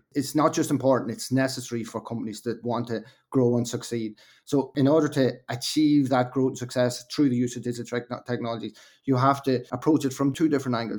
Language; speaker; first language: English; native; English